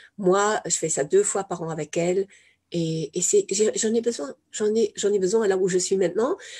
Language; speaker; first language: French; non-native, fluent; German